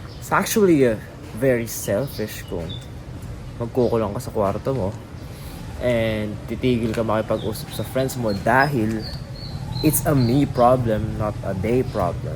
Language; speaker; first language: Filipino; non-native, local second language; Hiligaynon